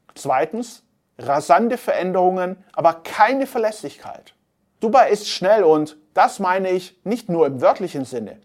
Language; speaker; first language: German; native; German